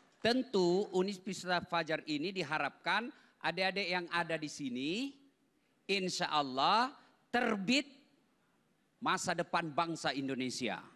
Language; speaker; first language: Indonesian; native; Indonesian